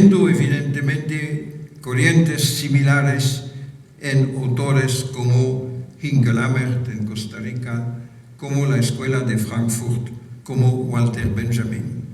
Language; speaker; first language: Spanish; non-native, fluent; French